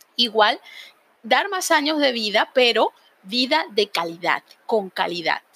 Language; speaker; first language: Spanish; native; Spanish